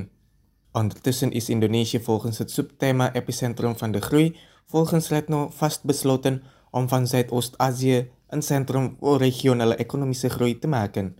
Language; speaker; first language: Dutch; non-native, fluent; Indonesian